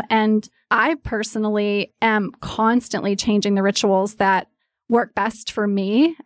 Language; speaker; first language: English; native; English